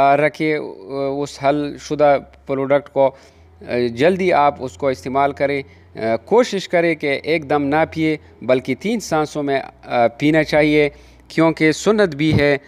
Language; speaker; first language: Urdu; non-native, local second language; Pashto